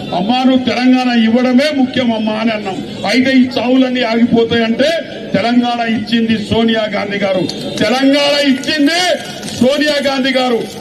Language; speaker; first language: Telugu; non-native, local second language; Lambadi